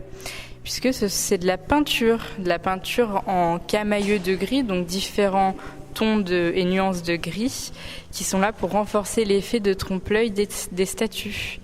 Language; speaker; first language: French; native; French